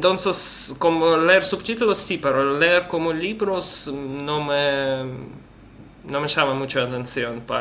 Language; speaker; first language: Spanish; non-native, learner; Russian